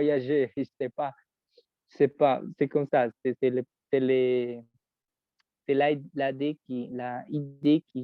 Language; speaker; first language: French; non-native, learner; Spanish